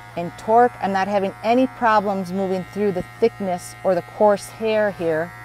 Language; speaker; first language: English; native; English